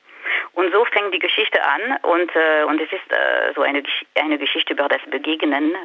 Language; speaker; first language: German; non-native, fluent; French